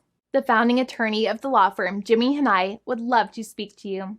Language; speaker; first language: English; native; English